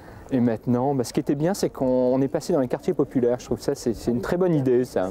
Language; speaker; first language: French; native; French